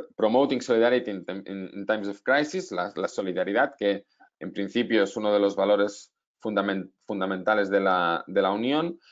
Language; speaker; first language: Spanish; native; Spanish